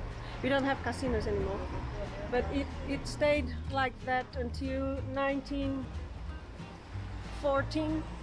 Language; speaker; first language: English; non-native, fluent; Portuguese